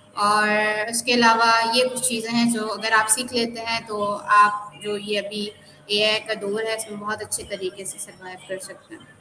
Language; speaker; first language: Urdu; non-native, local second language; Sindhi